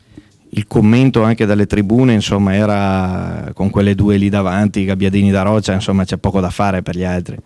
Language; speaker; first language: Italian; native; Italian